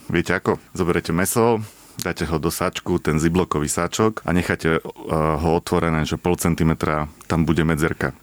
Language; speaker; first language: Slovak; native; Slovak